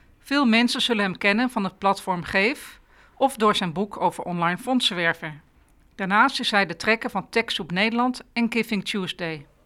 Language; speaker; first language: Dutch; native; Dutch